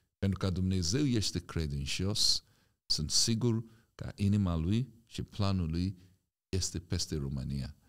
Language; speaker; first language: Romanian; non-native, fluent; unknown